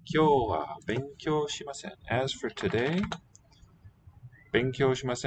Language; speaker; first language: Japanese; non-native, learner; English